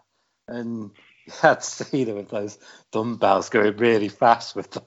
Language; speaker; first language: English; native; English